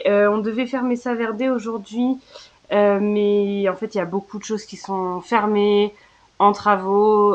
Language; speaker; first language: French; native; French